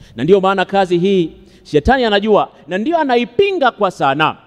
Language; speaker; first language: English; non-native, local second language; Swahili